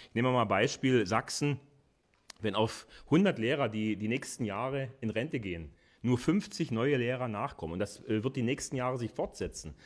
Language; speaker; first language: German; native; German